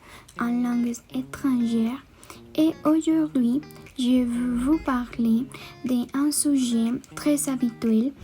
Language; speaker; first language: French; non-native, learner; Spanish